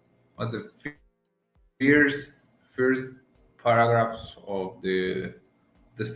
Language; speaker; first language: English; non-native, learner; Spanish